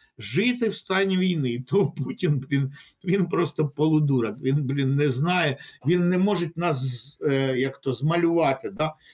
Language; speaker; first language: Ukrainian; non-native, local second language; Russian